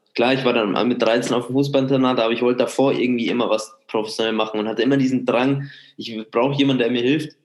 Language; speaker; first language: German; native; German